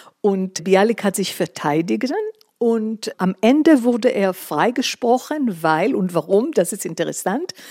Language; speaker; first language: German; non-native, fluent; Hebrew